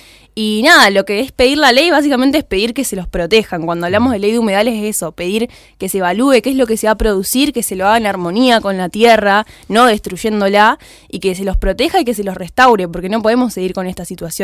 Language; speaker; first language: Spanish; native; Spanish